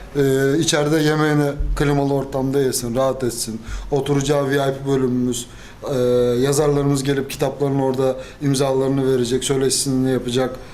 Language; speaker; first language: Turkish; native; Turkish